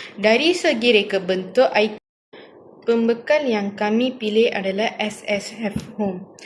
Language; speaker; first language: Malay; non-native, local second language; Tamil